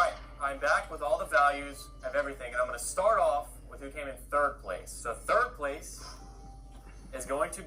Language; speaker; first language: English; native; English